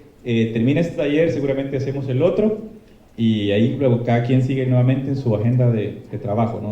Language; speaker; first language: Spanish; native; Spanish